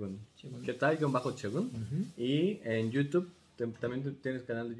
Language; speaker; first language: Spanish; native; Spanish